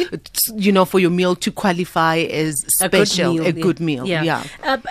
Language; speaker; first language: English; non-native, local second language; Southern Sotho